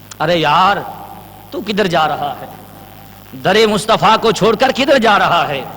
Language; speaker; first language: Urdu; non-native, local second language; Punjabi